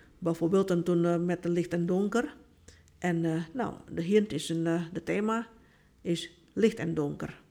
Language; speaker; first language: Dutch; non-native, fluent; Indonesian